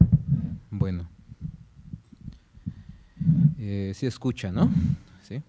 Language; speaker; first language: Spanish; native; Spanish